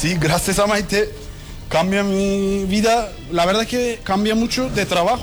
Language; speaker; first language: Spanish; non-native, learner; Turkish